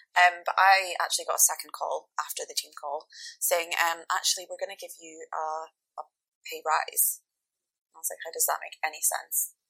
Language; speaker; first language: English; native; English